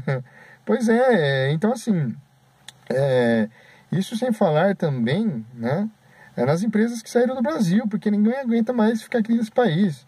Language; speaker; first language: Portuguese; native; Portuguese